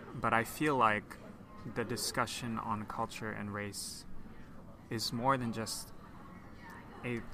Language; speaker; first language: English; non-native, local second language; Cantonese